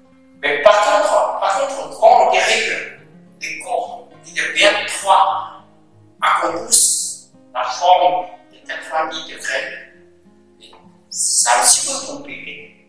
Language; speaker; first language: French; non-native, learner; Chinese